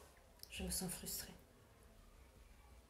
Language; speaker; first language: French; non-native, fluent; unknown